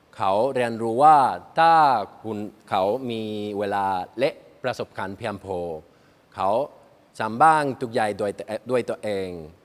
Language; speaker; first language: Thai; non-native, learner; Spanish